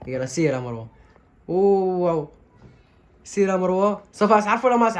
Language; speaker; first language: Arabic; native; Arabic